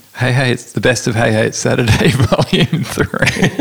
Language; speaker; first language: English; native; English